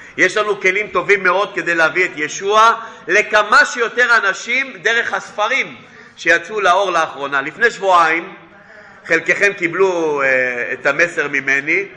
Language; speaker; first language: Hebrew; non-native, fluent; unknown